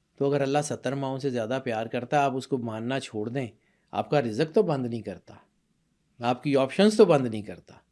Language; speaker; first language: Urdu; non-native, local second language; Punjabi